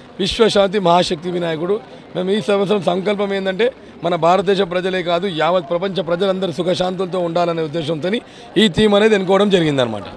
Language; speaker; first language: Telugu; native; Telugu